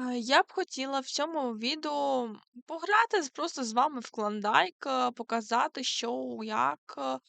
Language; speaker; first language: Ukrainian; non-native, local second language; Russian